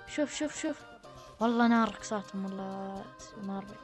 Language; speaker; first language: Arabic; native; Arabic